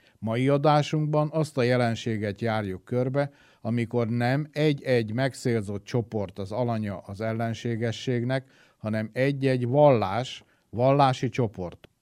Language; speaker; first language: Hungarian; native; Hungarian